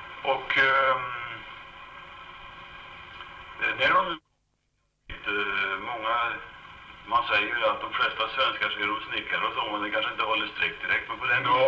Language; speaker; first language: Swedish; native; Swedish